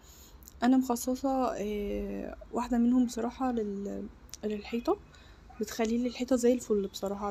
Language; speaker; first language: Arabic; native; Arabic